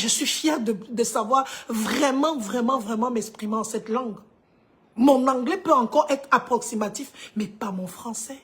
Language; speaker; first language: French; native; French